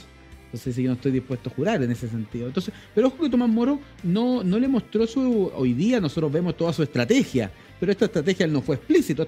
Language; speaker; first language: Spanish; native; Spanish